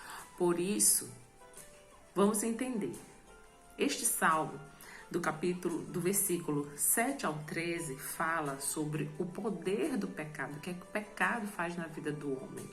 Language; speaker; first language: Portuguese; native; Portuguese